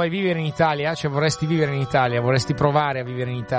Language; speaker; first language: Italian; native; Italian